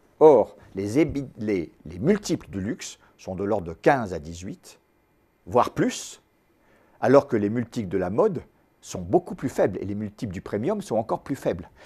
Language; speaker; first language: French; native; French